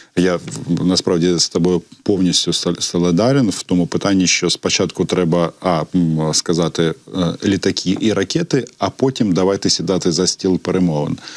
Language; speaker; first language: Ukrainian; native; Ukrainian